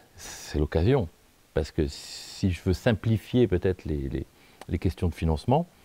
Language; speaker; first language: French; native; French